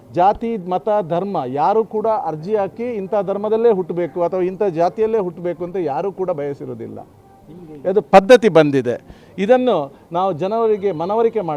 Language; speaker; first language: Kannada; non-native, local second language; Tulu